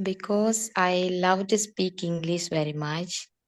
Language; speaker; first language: English; non-native, learner; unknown